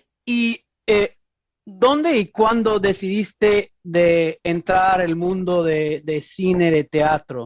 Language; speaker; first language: Spanish; non-native, fluent; English